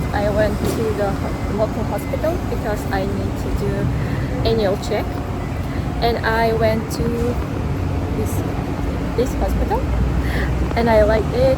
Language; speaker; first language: English; non-native, learner; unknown